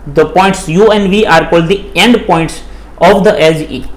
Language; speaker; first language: English; non-native, local second language; Gujarati